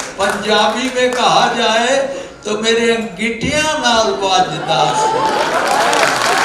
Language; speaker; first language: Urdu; non-native, local second language; Punjabi